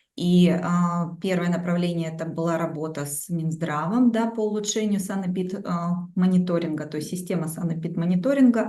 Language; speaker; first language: Russian; native; Russian